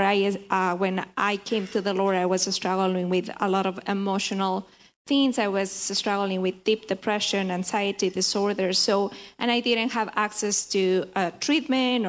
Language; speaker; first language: English; non-native, fluent; Spanish